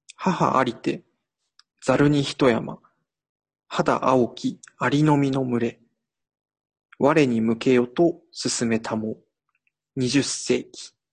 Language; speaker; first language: Japanese; native; Japanese